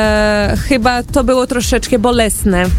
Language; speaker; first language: Polish; early bilingual, heritage; Portuguese